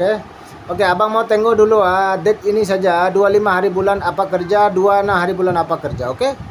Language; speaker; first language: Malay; non-native, learner; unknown